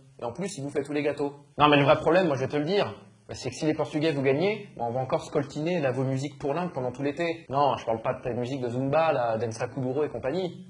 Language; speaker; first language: French; native; French